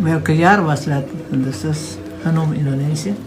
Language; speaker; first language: Dutch; non-native, fluent; Indonesian